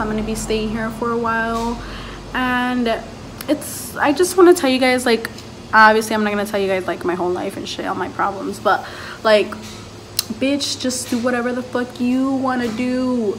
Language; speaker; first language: English; early bilingual, other home language; Spanish